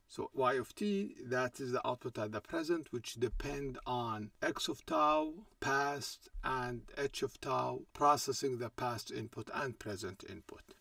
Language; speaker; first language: English; non-native, fluent; Arabic